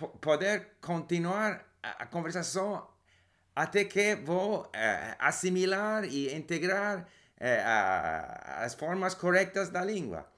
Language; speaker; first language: Portuguese; non-native, learner; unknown